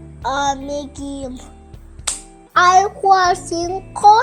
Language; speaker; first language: English; non-native, local second language; Jamaican Creole English